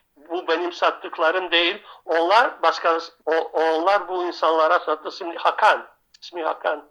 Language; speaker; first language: Turkish; non-native, local second language; Greek